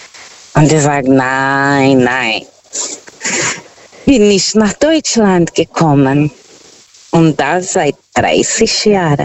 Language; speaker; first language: German; non-native, learner; Portuguese